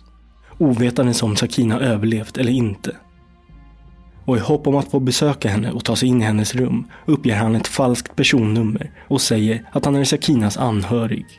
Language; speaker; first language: Swedish; native; Swedish